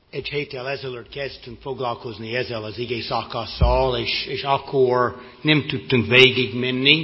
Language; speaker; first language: Hungarian; non-native, fluent; English